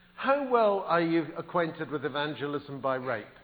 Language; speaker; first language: English; native; English